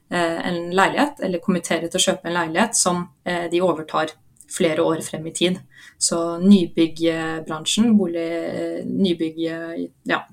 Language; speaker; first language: Norwegian; native; Norwegian